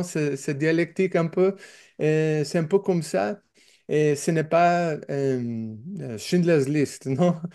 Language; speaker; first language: French; non-native, learner; English